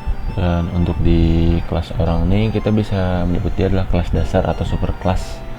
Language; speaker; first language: Indonesian; native; Indonesian